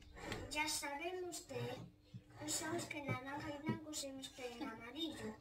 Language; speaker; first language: Spanish; early bilingual, other home language; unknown